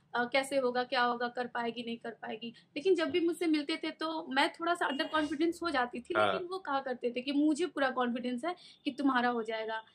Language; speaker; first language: Hindi; native; Hindi